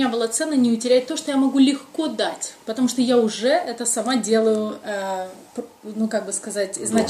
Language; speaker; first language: Russian; native; Russian